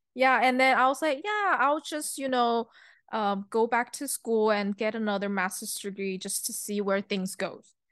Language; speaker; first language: English; early bilingual, other home language; Chinese